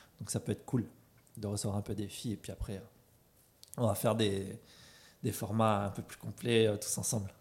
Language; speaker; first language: French; native; French